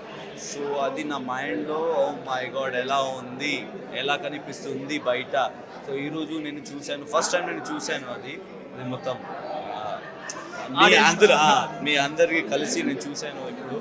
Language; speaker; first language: Telugu; non-native, learner; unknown